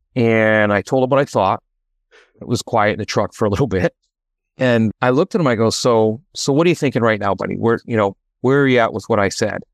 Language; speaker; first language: English; native; English